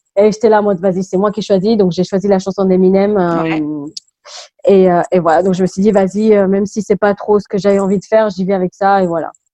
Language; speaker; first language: French; early bilingual, other home language; English